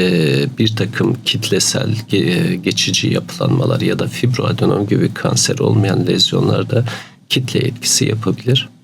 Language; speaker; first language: Turkish; native; Turkish